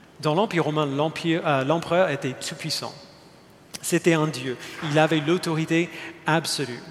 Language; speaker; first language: French; non-native, fluent; English